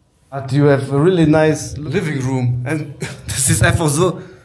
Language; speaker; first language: English; non-native, fluent; German